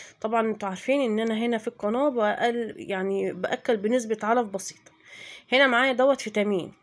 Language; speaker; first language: Arabic; native; Arabic